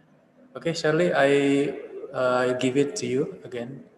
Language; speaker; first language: English; non-native, learner; Indonesian